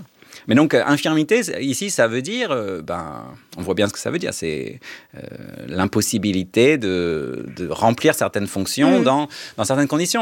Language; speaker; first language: French; native; French